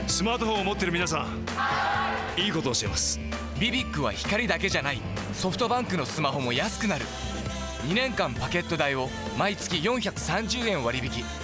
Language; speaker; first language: Japanese; native; Japanese